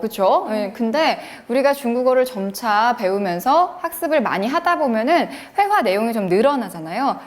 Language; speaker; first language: Korean; native; Korean